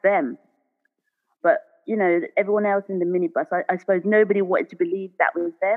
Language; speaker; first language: English; native; English